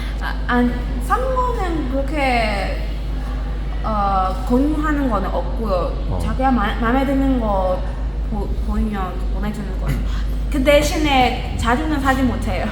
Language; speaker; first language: Korean; non-native, learner; Burmese